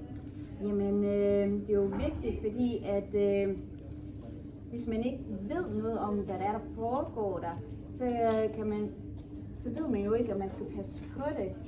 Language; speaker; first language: Danish; native; Danish